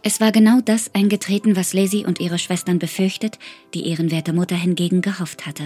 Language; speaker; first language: German; native; German